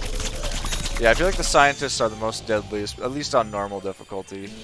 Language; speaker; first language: English; native; English